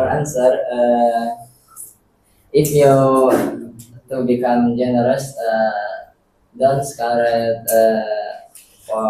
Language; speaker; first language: English; non-native, learner; Indonesian